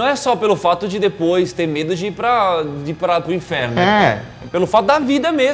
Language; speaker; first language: Portuguese; native; Portuguese